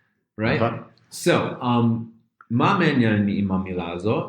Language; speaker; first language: Hebrew; non-native, fluent; English